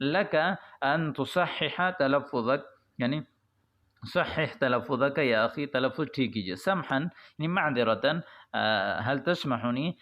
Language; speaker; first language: Arabic; non-native, fluent; Urdu